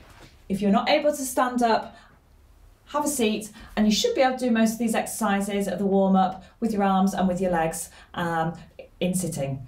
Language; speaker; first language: English; native; English